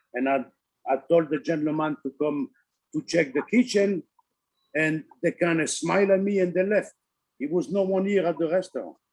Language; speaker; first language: English; non-native, learner; Italian